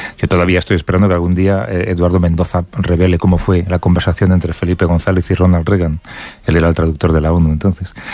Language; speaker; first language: Spanish; native; Spanish